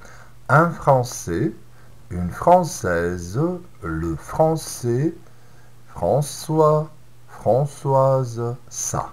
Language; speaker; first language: French; non-native, fluent; Serbian